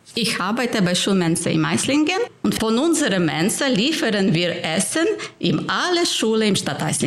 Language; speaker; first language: German; non-native, fluent; Ukrainian